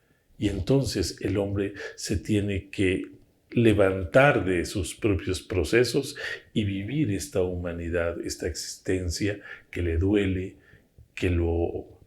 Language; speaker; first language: Spanish; native; Spanish